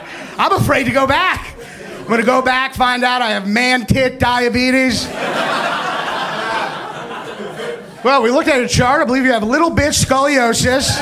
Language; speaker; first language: English; native; English